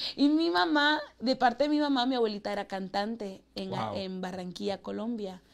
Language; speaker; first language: Spanish; early bilingual, heritage; Spanish